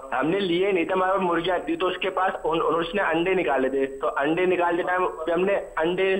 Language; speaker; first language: Hindi; native; Hindi